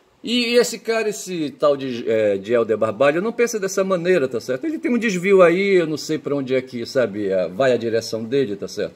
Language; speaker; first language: Portuguese; native; Portuguese